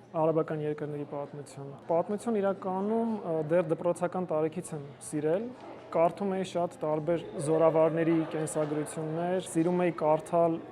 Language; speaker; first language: Armenian; native; Armenian